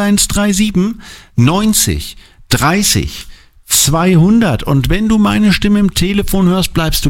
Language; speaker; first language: German; native; German